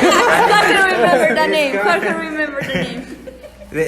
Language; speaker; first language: English; non-native, learner; Spanish